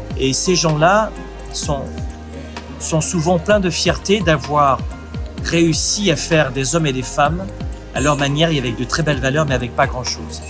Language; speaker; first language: French; native; French